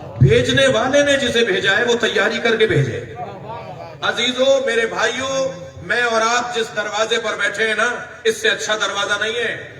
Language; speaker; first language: Urdu; native; Urdu